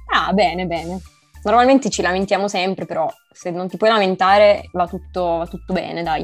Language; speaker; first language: Italian; native; Italian